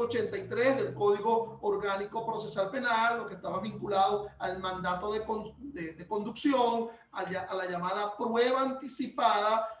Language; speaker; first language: Spanish; native; Spanish